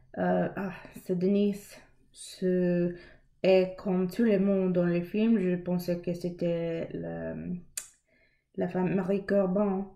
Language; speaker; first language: French; non-native, learner; English